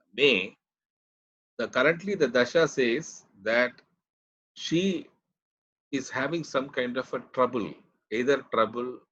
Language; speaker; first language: English; non-native, local second language; Tamil